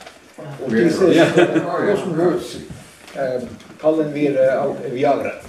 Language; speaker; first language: German; non-native, learner; Northern Sami